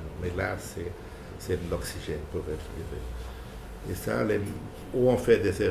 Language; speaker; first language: French; non-native, fluent; Portuguese